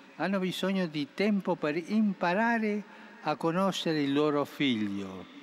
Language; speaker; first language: Italian; non-native, fluent; Spanish